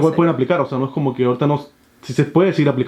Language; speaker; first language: Spanish; native; Spanish